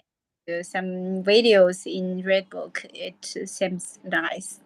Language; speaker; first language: English; non-native, learner; Chinese